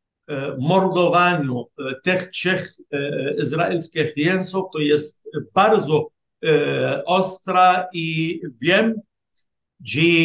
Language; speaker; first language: Polish; non-native, fluent; Arabic